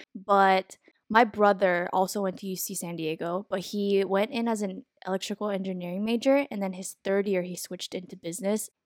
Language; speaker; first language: English; early bilingual, other home language; Vietnamese